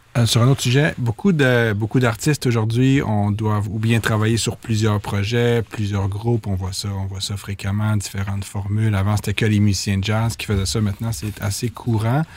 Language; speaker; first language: French; native; French